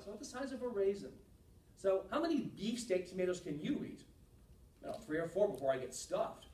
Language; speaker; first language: English; native; English